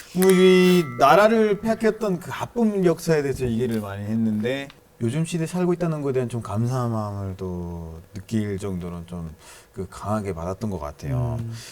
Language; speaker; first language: Korean; non-native, fluent; Spanish